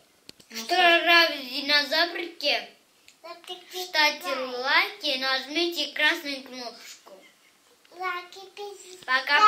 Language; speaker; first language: Russian; early bilingual, other home language; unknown